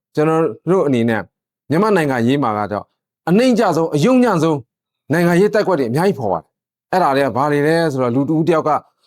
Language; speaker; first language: Burmese; non-native, local second language; Shan